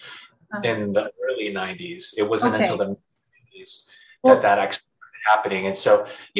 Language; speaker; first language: English; native; English